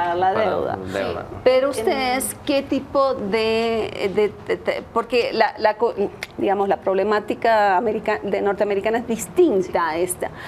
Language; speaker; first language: Spanish; native; Spanish